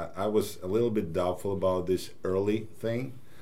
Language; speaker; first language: English; non-native, fluent; Ukrainian